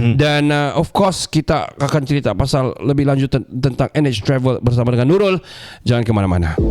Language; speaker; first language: Malay; native; Malay